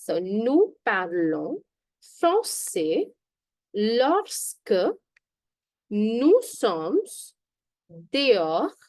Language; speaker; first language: French; non-native, fluent; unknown